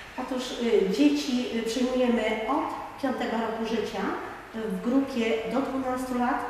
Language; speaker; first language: Polish; native; Polish